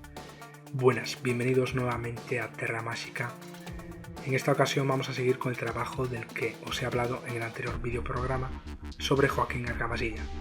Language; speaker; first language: Spanish; native; Spanish